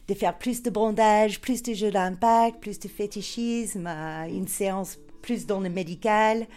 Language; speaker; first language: French; native; French